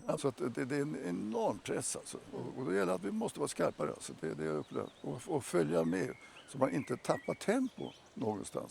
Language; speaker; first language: Swedish; native; Swedish